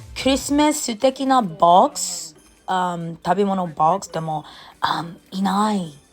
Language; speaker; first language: Japanese; non-native, learner; English